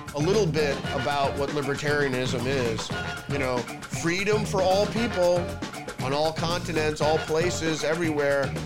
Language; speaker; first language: English; early bilingual, other home language; German